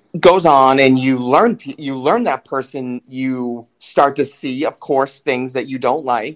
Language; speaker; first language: English; native; English